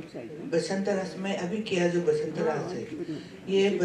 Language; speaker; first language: Hindi; non-native, local second language; Manipuri